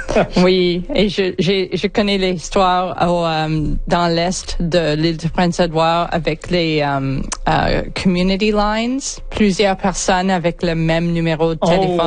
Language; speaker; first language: French; non-native, local second language; English